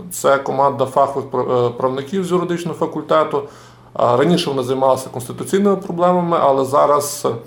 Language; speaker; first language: Ukrainian; native; Ukrainian